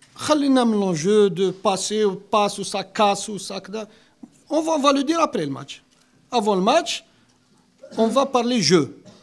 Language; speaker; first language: French; non-native, local second language; Arabic